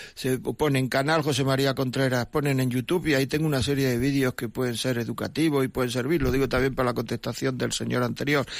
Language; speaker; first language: Spanish; native; Spanish